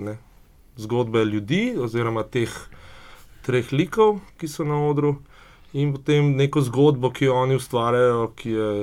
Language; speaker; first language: Slovenian; native; Slovenian